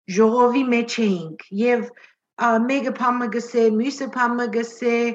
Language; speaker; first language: Armenian; early bilingual, heritage; Armenian